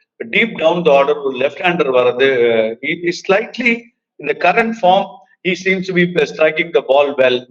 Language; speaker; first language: English; non-native, local second language; Tamil